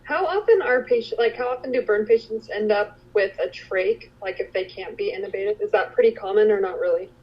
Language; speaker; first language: English; native; English